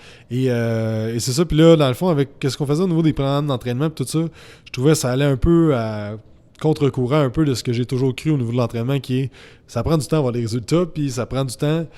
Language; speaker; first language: French; native; French